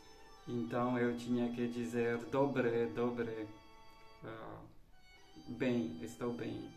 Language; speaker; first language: Portuguese; non-native, fluent; Romanian